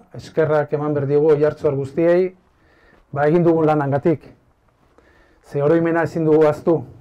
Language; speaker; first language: Basque; native; Basque